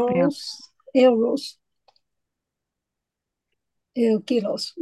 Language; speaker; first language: Spanish; non-native, learner; Chinese